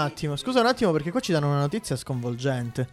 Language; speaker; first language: Italian; native; Italian